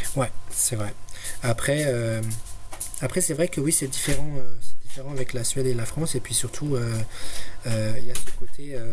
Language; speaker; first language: French; native; French